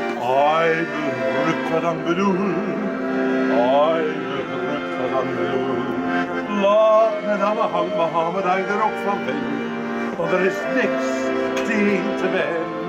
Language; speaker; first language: Dutch; native; Dutch